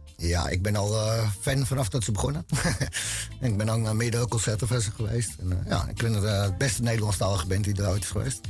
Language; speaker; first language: Dutch; native; Dutch